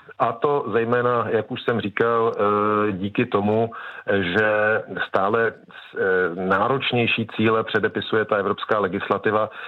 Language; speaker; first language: Czech; native; Czech